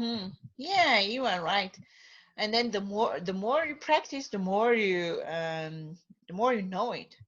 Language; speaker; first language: English; non-native, fluent; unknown